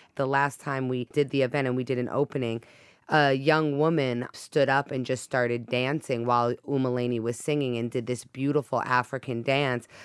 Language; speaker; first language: English; native; English